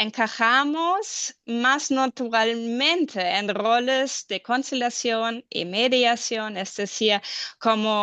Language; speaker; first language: Spanish; non-native, fluent; German